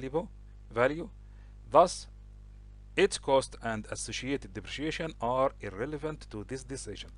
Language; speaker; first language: English; non-native, local second language; Arabic